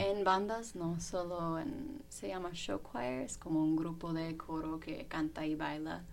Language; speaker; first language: Spanish; non-native, fluent; English